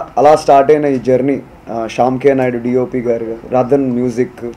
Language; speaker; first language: Telugu; native; Telugu